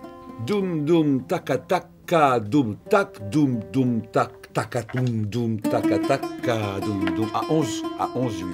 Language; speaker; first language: French; non-native, local second language; Arabic